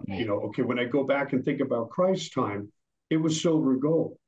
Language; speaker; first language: English; native; English